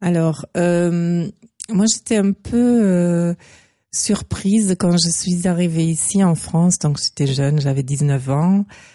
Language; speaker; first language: French; non-native, fluent; German